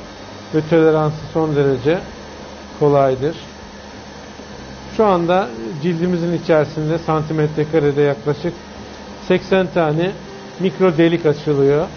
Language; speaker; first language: Turkish; native; Turkish